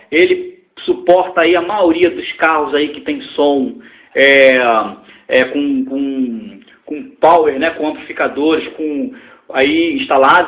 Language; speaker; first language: Portuguese; native; Portuguese